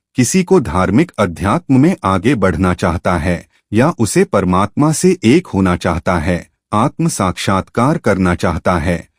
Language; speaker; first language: Hindi; native; Hindi